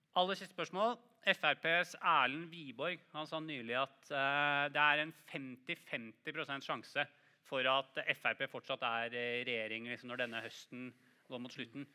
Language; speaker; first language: Norwegian; native; Norwegian